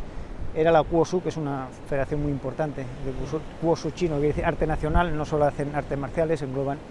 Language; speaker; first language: Spanish; native; Spanish